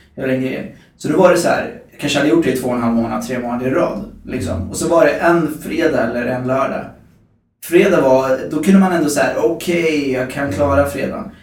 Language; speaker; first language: Swedish; native; Swedish